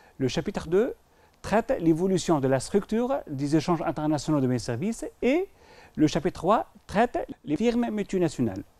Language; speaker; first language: French; non-native, local second language; Arabic